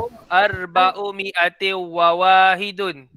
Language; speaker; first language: Arabic; non-native, fluent; Malay